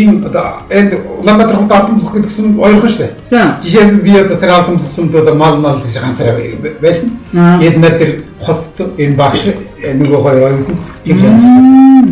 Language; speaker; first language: Mongolian; non-native, local second language; Kazakh